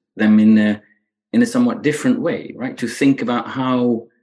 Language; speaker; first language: English; non-native, fluent; Dutch